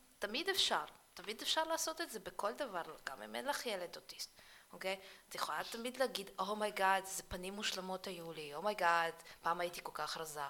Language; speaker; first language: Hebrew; early bilingual, other home language; Russian